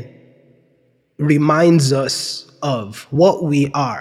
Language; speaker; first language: English; non-native, local second language; Yoruba